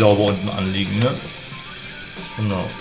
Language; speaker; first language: German; native; German